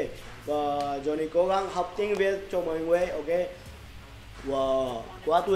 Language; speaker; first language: Vietnamese; non-native, learner; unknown